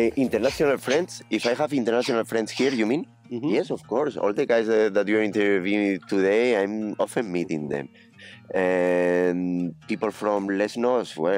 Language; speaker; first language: English; non-native, fluent; Spanish